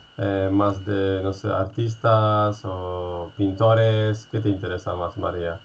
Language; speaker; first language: Spanish; non-native, fluent; Polish